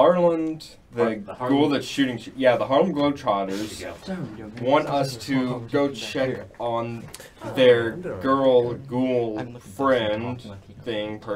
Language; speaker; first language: English; native; English